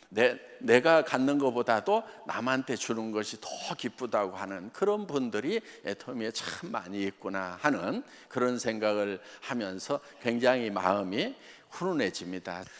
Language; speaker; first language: Korean; native; Korean